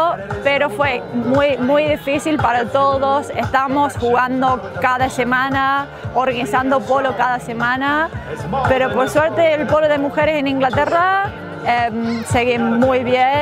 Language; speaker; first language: Spanish; non-native, fluent; English